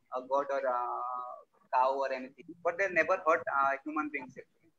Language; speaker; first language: English; non-native, local second language; Odia